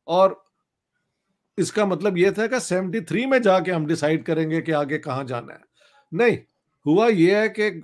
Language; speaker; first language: Urdu; non-native, local second language; Punjabi